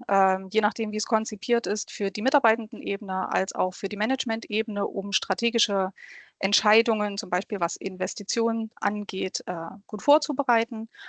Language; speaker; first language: German; native; German